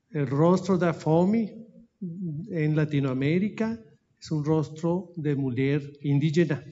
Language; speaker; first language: Portuguese; non-native, learner; Spanish